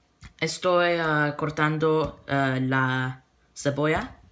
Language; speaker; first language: Spanish; non-native, learner; English